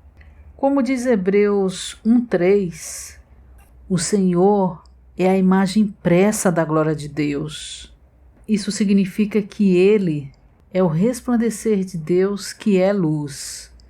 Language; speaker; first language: Portuguese; native; Portuguese